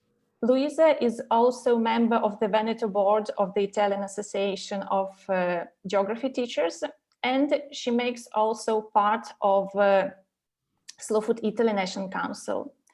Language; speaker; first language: English; non-native, fluent; Russian